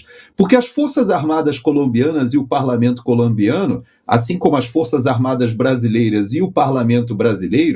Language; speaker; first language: Portuguese; native; Portuguese